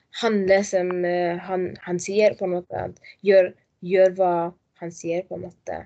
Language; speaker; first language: Norwegian; non-native, learner; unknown